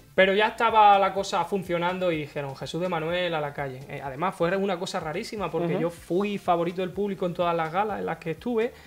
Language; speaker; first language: Spanish; native; Spanish